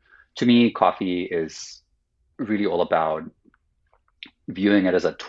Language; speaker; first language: English; non-native, fluent; Finnish